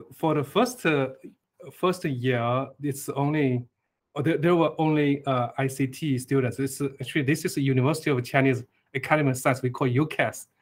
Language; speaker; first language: English; non-native, fluent; Chinese